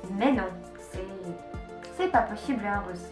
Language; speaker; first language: French; non-native, learner; Russian